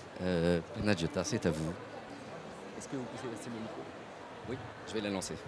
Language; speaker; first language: French; native; French